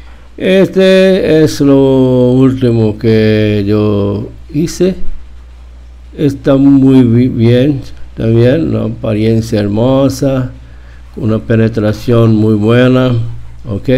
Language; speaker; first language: Spanish; non-native, fluent; Portuguese